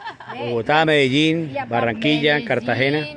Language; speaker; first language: Spanish; native; Spanish